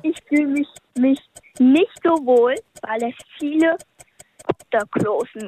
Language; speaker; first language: German; early bilingual, heritage; German